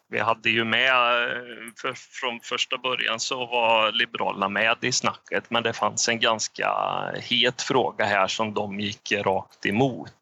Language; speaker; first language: Swedish; native; Swedish